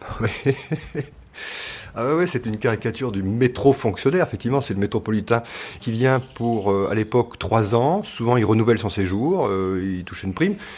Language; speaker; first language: French; native; French